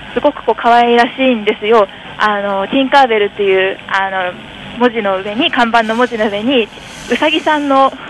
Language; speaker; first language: Japanese; native; Japanese